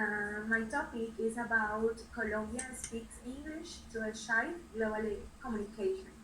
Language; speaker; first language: English; non-native, learner; Spanish